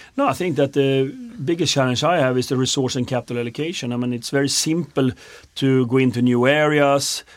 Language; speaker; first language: English; non-native, fluent; Swedish